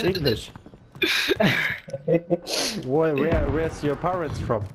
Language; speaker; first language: English; non-native, learner; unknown